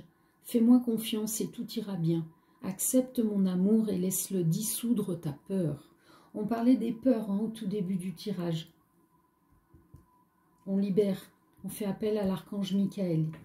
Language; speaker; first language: French; native; French